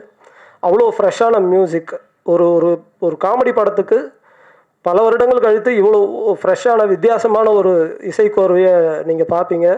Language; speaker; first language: Tamil; native; Tamil